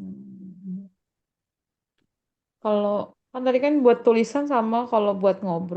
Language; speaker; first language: Indonesian; native; Indonesian